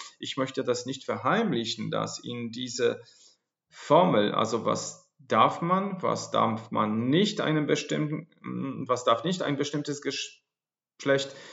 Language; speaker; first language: German; non-native, fluent; Polish